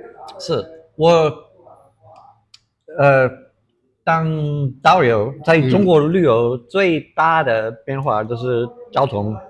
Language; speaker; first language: Chinese; non-native, fluent; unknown